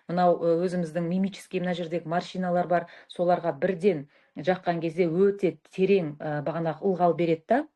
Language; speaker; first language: Kazakh; native; Kazakh